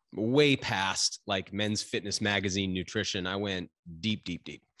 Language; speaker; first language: English; native; English